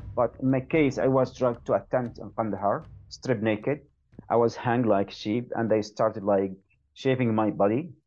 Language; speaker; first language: English; non-native, fluent; Arabic